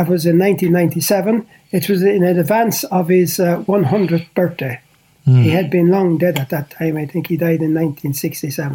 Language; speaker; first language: English; native; English